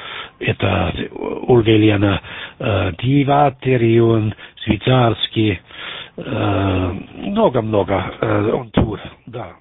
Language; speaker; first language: Russian; non-native, learner; German